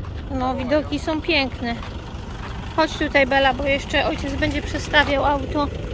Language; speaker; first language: Polish; native; Polish